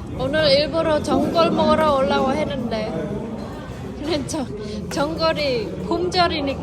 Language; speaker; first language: Korean; non-native, fluent; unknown